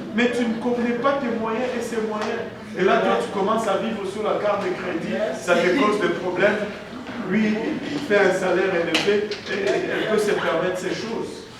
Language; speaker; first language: French; non-native, local second language; Swahili